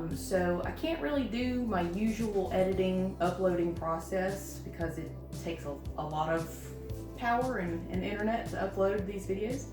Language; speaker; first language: English; native; English